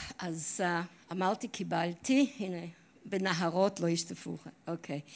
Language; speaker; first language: Hebrew; non-native, fluent; English